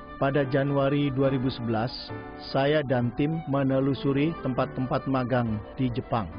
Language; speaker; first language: Indonesian; native; Indonesian